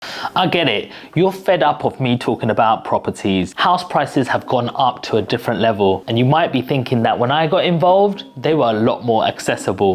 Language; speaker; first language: English; native; English